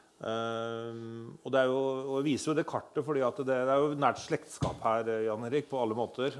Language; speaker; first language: Norwegian; native; Norwegian